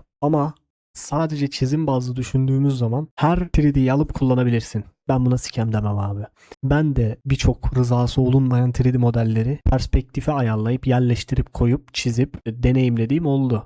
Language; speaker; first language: Turkish; native; Turkish